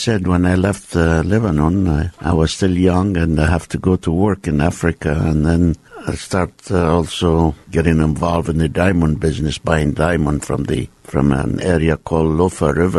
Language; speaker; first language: English; non-native, fluent; Arabic